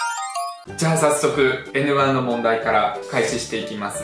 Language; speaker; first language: Japanese; early bilingual, other home language; Russian